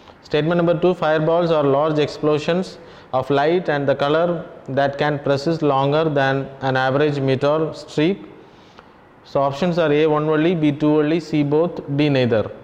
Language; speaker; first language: English; non-native, local second language; Tamil